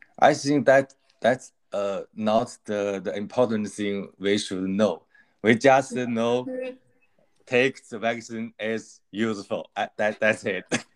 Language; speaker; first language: English; non-native, learner; Chinese